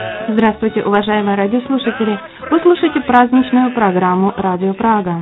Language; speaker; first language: Russian; native; Russian